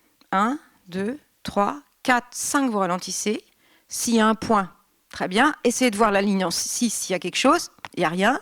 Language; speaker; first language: French; native; French